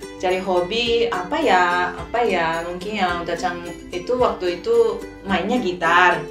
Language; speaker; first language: Indonesian; non-native, fluent; Japanese